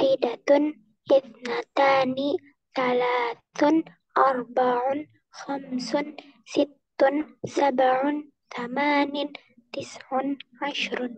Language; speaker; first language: Arabic; non-native, learner; Indonesian